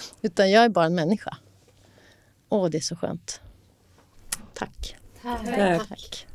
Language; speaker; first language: Swedish; native; Swedish